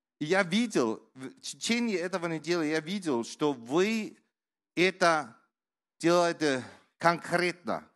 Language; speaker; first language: Russian; non-native, learner; Danish